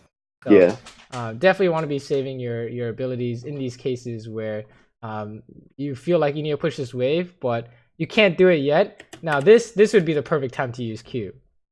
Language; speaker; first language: English; native; English